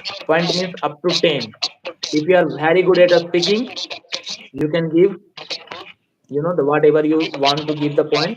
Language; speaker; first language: English; non-native, fluent; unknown